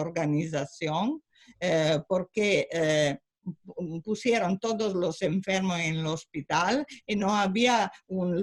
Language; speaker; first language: Spanish; non-native, fluent; Italian